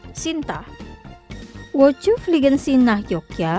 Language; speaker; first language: German; non-native, fluent; Indonesian